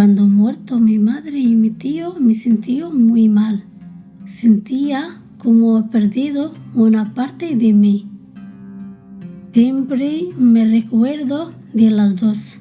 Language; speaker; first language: Spanish; early bilingual, other home language; Arabic